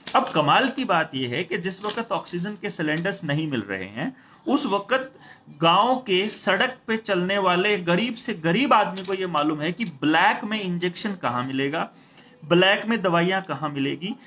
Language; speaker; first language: Hindi; native; Hindi